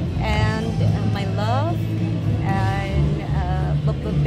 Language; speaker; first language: English; non-native, learner; Indonesian